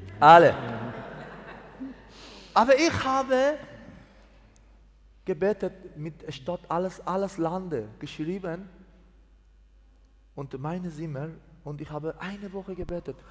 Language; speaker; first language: German; non-native, learner; Persian